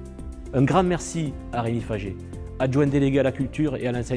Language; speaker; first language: French; native; French